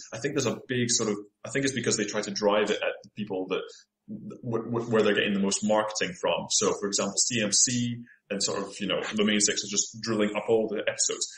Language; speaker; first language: English; native; English